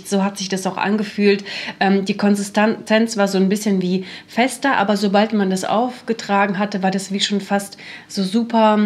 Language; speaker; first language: German; native; German